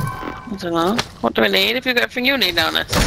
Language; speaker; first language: English; native; English